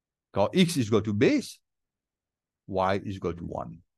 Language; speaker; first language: English; non-native, local second language; Morisyen